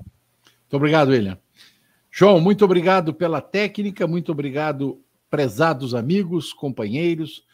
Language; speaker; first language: Portuguese; native; Portuguese